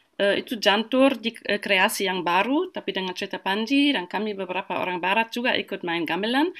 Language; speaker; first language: Indonesian; non-native, fluent; German